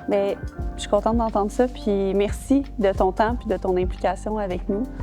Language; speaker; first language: French; native; French